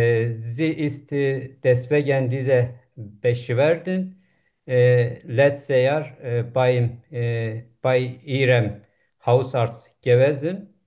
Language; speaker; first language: German; non-native, learner; Turkish